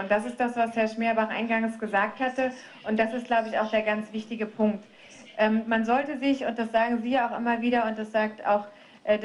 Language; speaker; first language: German; native; German